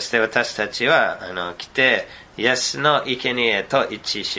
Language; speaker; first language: Japanese; non-native, fluent; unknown